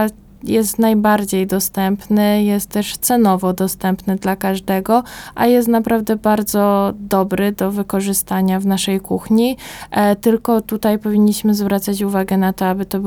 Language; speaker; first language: Polish; native; Polish